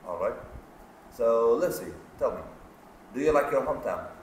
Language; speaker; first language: English; non-native, fluent; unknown